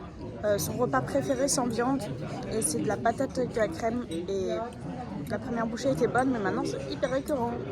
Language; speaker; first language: French; native; French